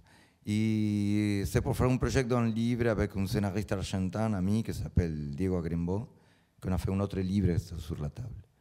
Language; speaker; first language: French; non-native, learner; Spanish